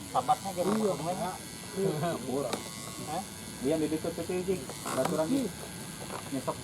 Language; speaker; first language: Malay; non-native, local second language; Sundanese